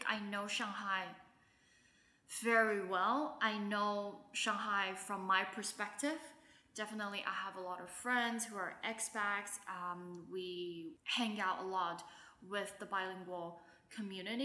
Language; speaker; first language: English; non-native, local second language; Wu Chinese